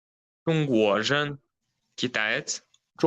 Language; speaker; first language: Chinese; non-native, learner; Kyrgyz